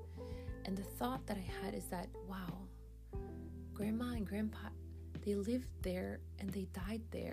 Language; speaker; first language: English; non-native, fluent; Polish